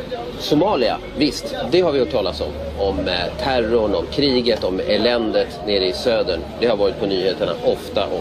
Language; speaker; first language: Swedish; native; Swedish